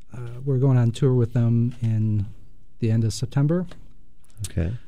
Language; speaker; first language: English; native; English